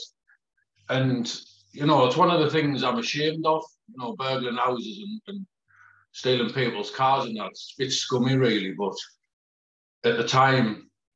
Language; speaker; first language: English; native; English